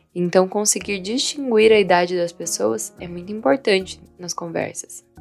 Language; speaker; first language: Portuguese; non-native, fluent; Vietnamese